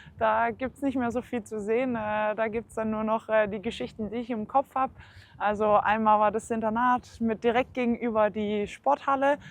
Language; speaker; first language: German; early bilingual, heritage; German